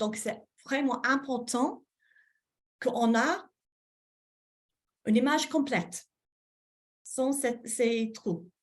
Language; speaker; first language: French; non-native, fluent; English